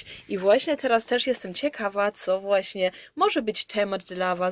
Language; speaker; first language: Polish; early bilingual, heritage; Polish